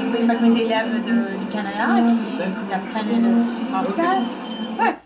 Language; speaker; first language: French; non-native, learner; English